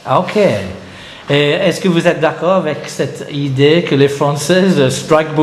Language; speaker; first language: French; non-native, learner; English